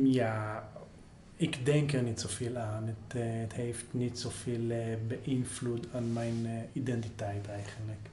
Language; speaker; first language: Dutch; non-native, fluent; Hebrew